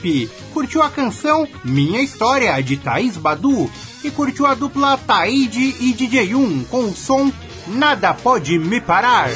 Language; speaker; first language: Portuguese; native; Portuguese